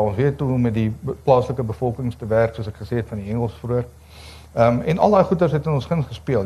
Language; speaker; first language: Afrikaans; native; Afrikaans